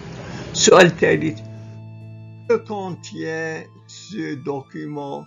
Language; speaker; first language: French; non-native, fluent; Arabic